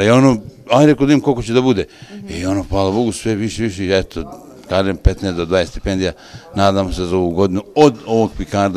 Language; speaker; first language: Croatian; native; Croatian